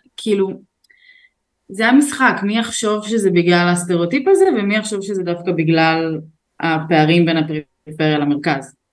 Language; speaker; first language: Hebrew; early bilingual, other home language; Russian